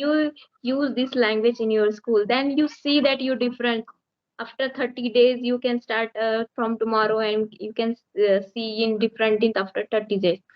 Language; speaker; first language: English; non-native, learner; Marathi